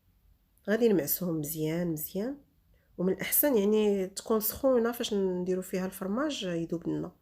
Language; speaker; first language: Arabic; native; Arabic